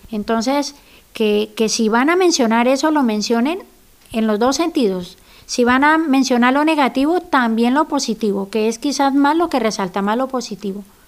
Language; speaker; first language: Spanish; native; Spanish